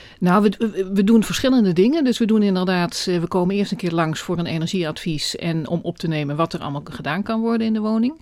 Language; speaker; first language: Dutch; native; Dutch